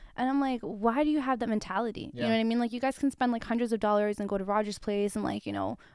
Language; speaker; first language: English; early bilingual, other home language; Tigrinya